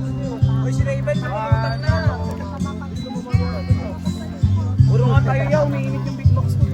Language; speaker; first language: Filipino; native; Filipino